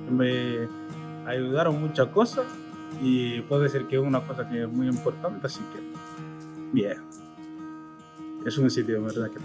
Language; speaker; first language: Spanish; non-native, learner; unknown